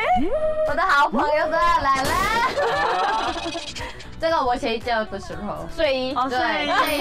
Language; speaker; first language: Chinese; non-native, fluent; Korean